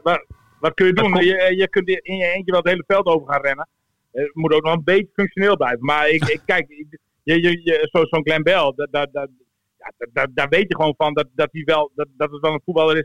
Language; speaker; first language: Dutch; native; Dutch